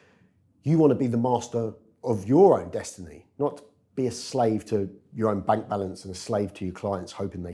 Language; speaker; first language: English; native; English